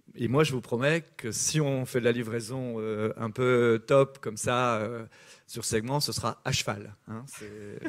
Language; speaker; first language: French; native; French